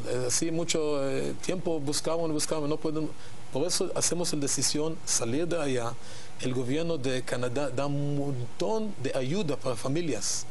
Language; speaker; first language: Spanish; non-native, learner; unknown